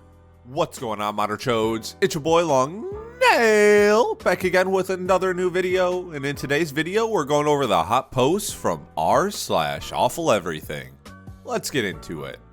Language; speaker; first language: English; native; English